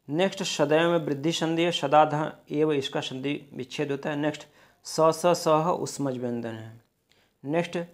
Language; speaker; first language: Hindi; native; Hindi